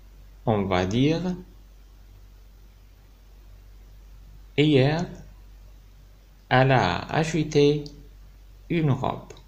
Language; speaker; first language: French; non-native, fluent; Arabic